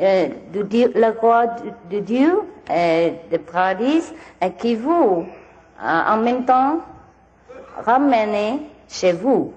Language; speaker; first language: French; non-native, learner; Vietnamese